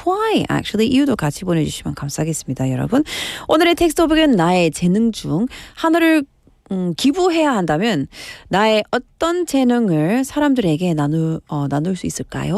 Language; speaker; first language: Korean; non-native, learner; English